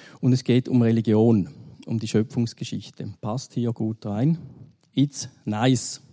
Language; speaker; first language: German; native; German